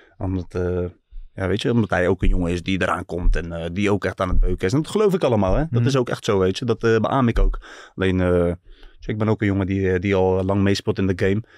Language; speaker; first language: Dutch; early bilingual, other home language; Turkish